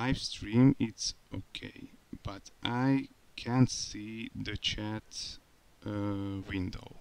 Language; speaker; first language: English; non-native, learner; Hungarian